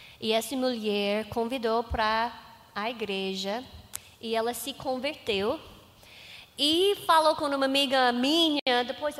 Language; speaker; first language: Portuguese; non-native, learner; English